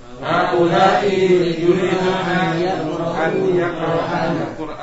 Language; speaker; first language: Arabic; non-native, learner; Indonesian